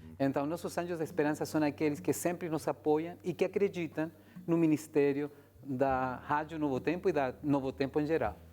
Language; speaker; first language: Portuguese; non-native, fluent; Spanish